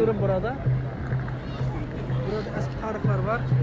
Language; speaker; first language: Turkish; non-native, learner; Uyghur